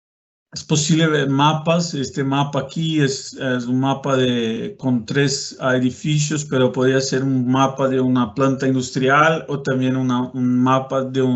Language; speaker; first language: Spanish; non-native, fluent; Portuguese